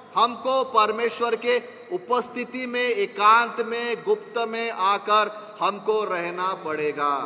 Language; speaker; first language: Hindi; non-native, local second language; Marathi